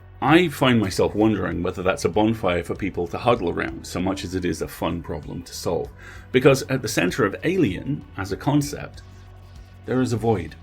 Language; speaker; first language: English; native; English